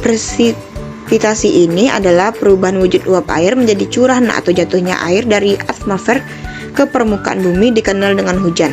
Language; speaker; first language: Indonesian; native; Indonesian